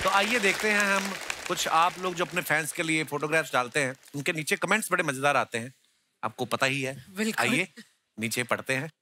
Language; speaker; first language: Hindi; native; Hindi